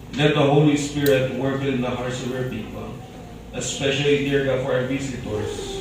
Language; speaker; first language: English; non-native, local second language; Filipino